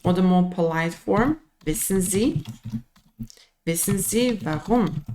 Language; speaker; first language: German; non-native, fluent; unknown